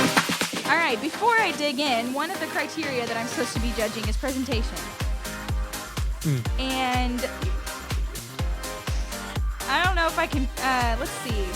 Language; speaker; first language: English; native; English